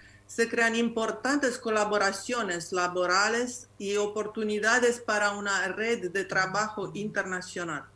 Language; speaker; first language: Spanish; non-native, learner; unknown